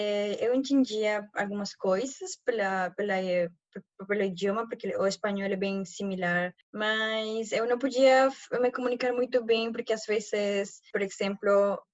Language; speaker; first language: Portuguese; non-native, fluent; Spanish